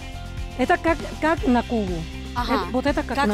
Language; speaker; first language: Russian; non-native, learner; Spanish